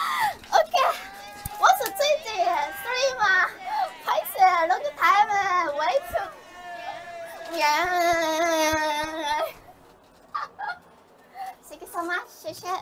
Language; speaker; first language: English; non-native, learner; Japanese